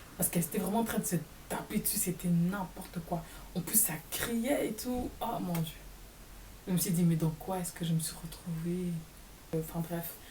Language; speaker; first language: French; native; French